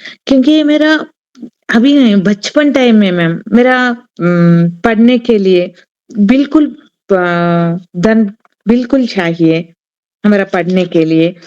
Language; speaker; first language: Hindi; non-native, learner; Telugu